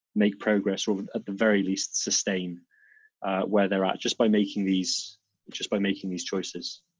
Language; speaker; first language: English; native; English